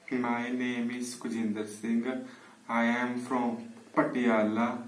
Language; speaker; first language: English; non-native, learner; Punjabi